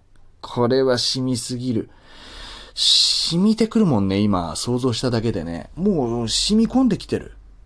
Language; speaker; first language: Japanese; native; Japanese